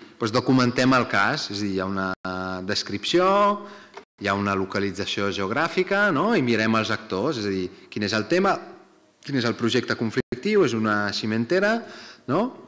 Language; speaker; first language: Catalan; non-native, fluent; Italian